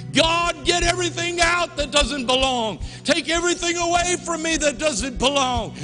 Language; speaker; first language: English; native; English